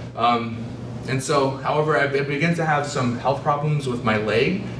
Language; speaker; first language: English; native; English